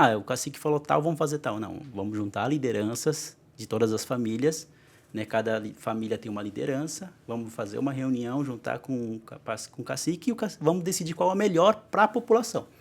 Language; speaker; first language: Portuguese; non-native, local second language; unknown